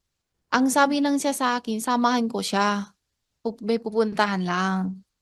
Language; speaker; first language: Filipino; non-native, learner; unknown